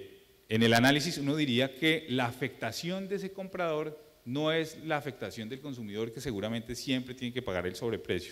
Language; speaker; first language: Spanish; native; Spanish